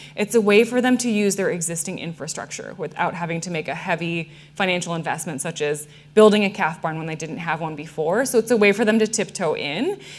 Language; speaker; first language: English; native; English